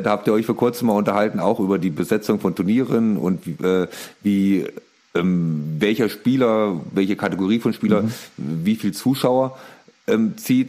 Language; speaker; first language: German; native; German